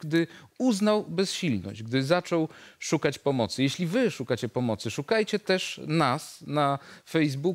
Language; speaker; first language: Polish; native; Polish